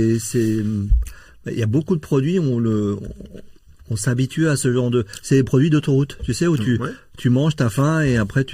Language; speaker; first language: French; native; French